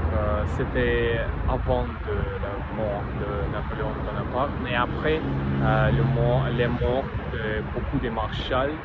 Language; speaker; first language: French; non-native, learner; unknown